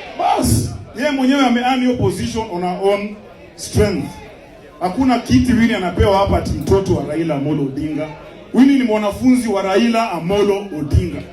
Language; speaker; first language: Swahili; native; Swahili